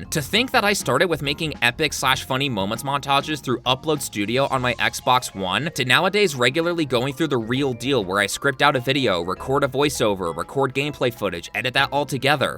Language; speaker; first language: English; native; English